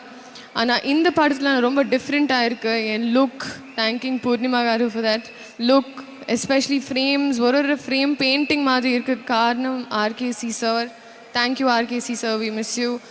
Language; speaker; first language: Tamil; non-native, learner; Telugu